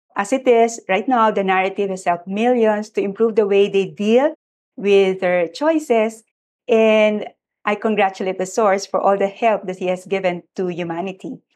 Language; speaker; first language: English; non-native, local second language; Filipino